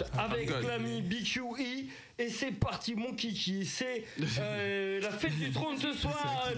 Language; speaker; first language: French; native; French